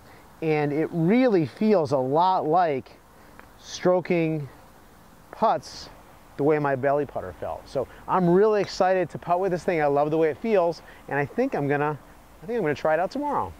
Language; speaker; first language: English; native; English